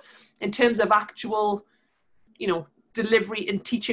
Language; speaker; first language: English; native; English